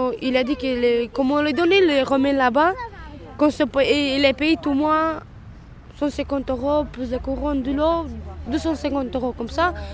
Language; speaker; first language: French; non-native, learner; Romanian